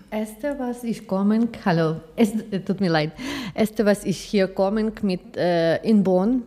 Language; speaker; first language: German; non-native, learner; Ukrainian